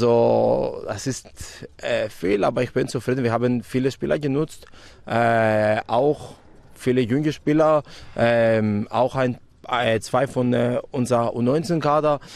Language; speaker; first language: German; non-native, fluent; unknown